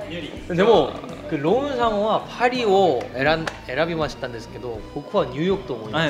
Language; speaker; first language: Japanese; non-native, learner; Korean